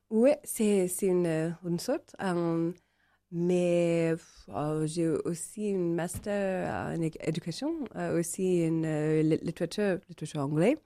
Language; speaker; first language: French; non-native, learner; English